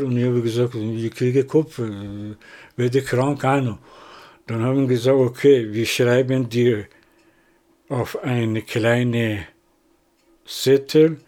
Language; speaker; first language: German; non-native, learner; Persian